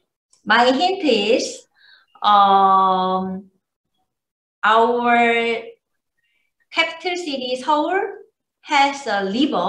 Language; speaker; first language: English; non-native, learner; Korean